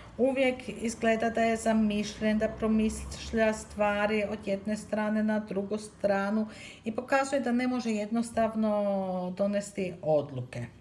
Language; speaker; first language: Serbian; early bilingual, heritage; Serbian